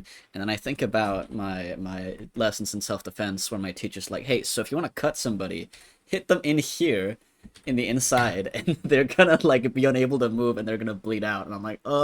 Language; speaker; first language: English; native; English